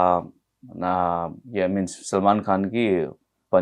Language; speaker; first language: Telugu; non-native, local second language; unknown